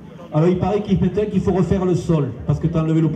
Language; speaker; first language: French; native; French